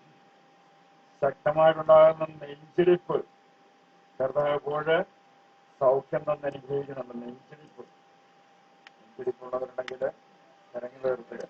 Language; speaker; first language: Malayalam; native; Malayalam